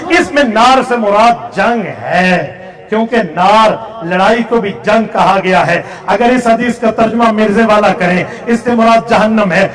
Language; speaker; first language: Urdu; non-native, local second language; Saraiki